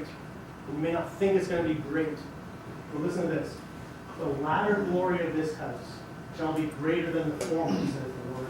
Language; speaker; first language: English; native; English